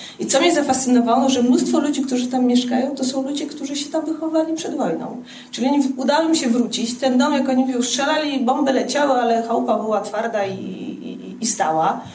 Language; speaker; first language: Polish; native; Polish